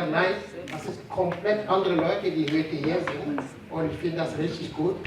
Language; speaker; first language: German; non-native, fluent; French